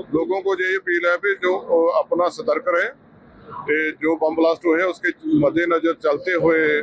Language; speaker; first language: Hindi; non-native, local second language; Punjabi